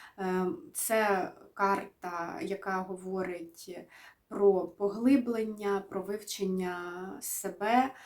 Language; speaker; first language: Ukrainian; native; Ukrainian